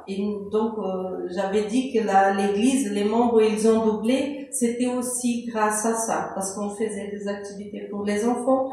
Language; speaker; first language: French; non-native, fluent; Portuguese